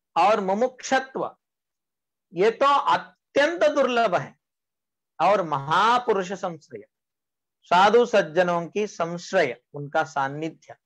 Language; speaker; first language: Hindi; non-native, local second language; Marathi